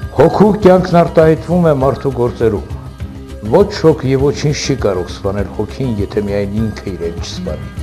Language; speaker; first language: Armenian; non-native, local second language; Assyrian Neo-Aramaic